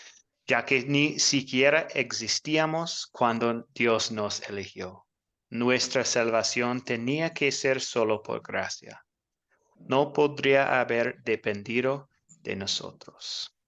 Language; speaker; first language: Spanish; non-native, fluent; English